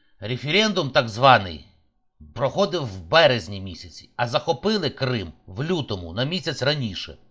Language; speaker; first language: Ukrainian; native; Ukrainian